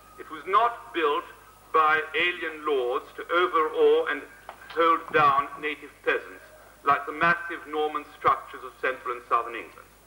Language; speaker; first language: English; native; English